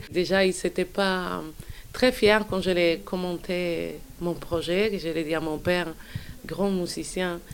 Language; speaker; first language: French; non-native, fluent; Spanish